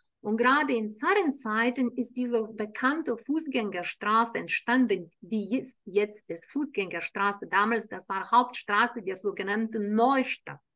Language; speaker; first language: German; non-native, fluent; Lithuanian